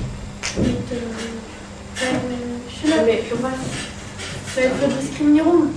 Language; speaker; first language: German; non-native, learner; French